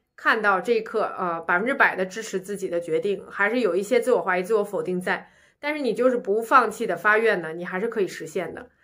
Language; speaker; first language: Chinese; native; Chinese